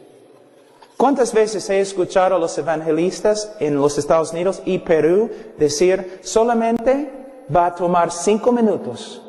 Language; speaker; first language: Spanish; non-native, fluent; English